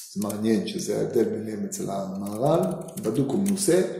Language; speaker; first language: Hebrew; non-native, fluent; English